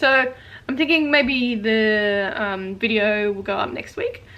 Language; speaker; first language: English; native; English